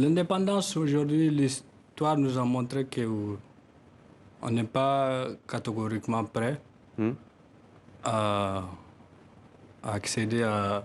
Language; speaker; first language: French; non-native, local second language; Tamasheq